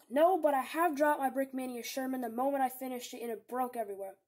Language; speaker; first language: English; native; English